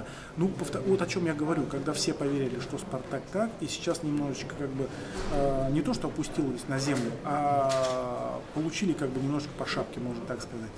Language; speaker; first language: Russian; native; Russian